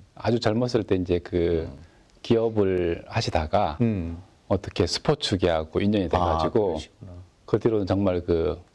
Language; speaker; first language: Korean; native; Korean